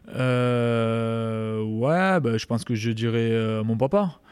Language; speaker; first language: French; native; French